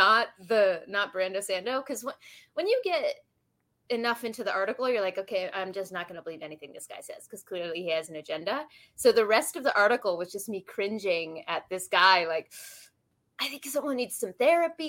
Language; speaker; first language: English; native; English